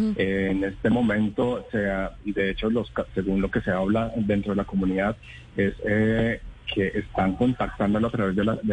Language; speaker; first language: Spanish; native; Spanish